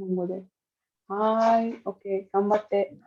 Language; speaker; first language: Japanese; non-native, fluent; Hindi